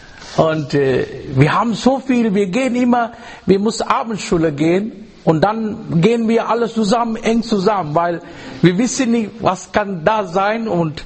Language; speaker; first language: German; non-native, learner; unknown